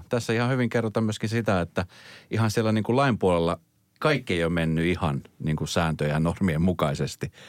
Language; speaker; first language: Finnish; native; Finnish